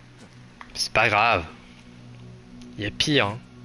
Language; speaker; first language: French; native; French